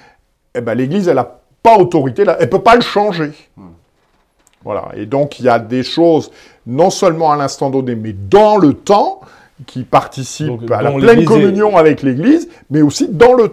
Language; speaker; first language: French; native; French